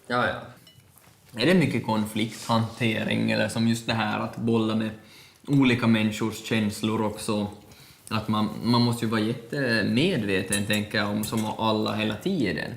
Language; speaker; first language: Swedish; native; Swedish